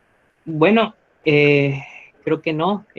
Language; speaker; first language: Spanish; native; Spanish